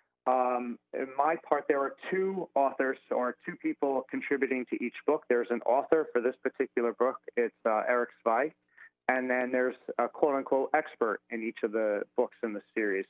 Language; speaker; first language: English; native; English